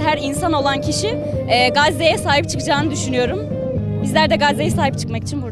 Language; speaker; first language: Turkish; native; Turkish